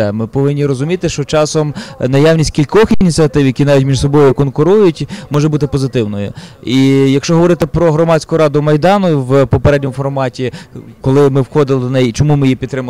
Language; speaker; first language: Ukrainian; native; Ukrainian